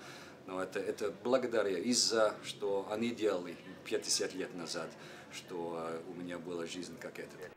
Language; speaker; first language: Russian; non-native, learner; English